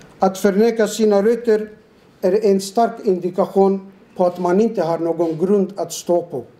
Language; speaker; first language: Swedish; non-native, fluent; Turoyo